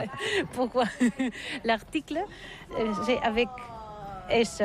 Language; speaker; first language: French; non-native, learner; Catalan